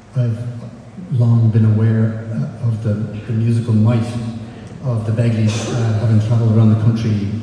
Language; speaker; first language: English; native; English